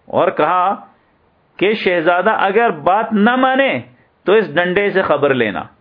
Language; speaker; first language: Urdu; native; Urdu